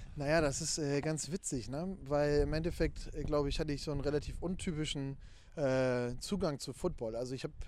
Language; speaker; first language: German; native; German